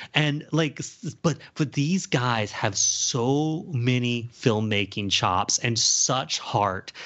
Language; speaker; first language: English; native; English